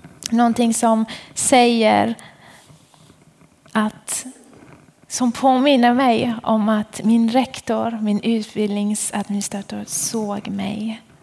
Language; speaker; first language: Swedish; non-native, fluent; Persian